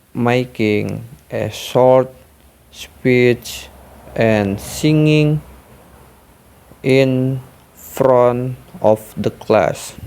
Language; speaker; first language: English; non-native, learner; Indonesian